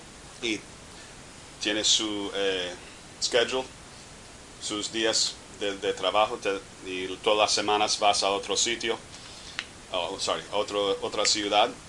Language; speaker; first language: Spanish; non-native, fluent; English